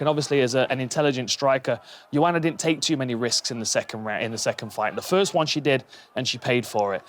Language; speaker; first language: English; native; English